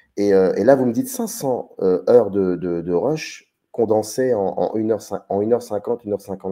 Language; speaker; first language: French; native; French